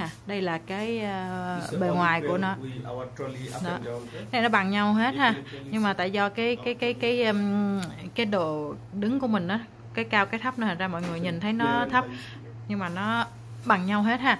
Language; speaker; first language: Vietnamese; native; Vietnamese